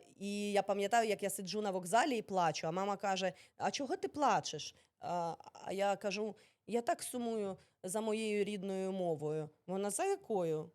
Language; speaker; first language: Ukrainian; early bilingual, other home language; Russian